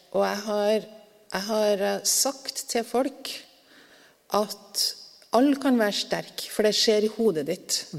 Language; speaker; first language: Norwegian; native; Norwegian